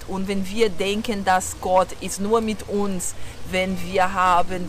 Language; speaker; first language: German; non-native, learner; Portuguese